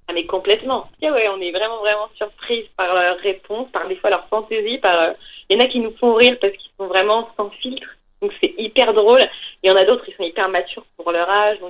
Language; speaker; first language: French; native; French